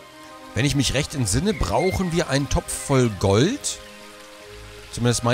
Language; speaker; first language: German; native; German